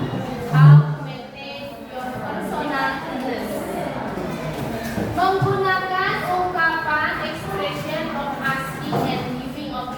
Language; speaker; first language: English; non-native, learner; Indonesian